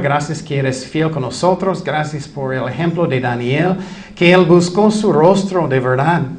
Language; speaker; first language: Spanish; non-native, fluent; English